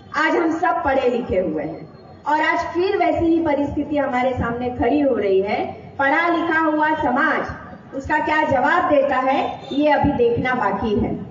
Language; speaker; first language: Hindi; non-native, local second language; Gujarati